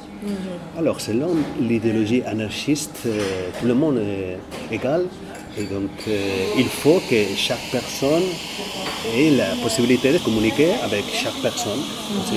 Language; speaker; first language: French; non-native, fluent; Catalan